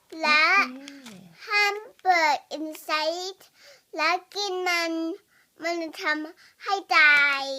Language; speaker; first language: Thai; early bilingual, heritage; English